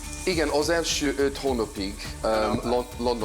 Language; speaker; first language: Hungarian; non-native, fluent; English